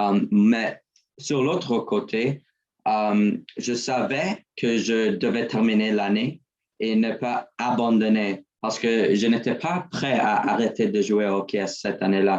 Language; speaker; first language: French; non-native, learner; English